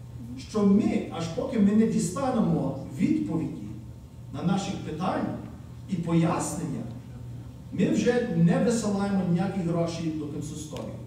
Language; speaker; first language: Ukrainian; early bilingual, heritage; Ukrainian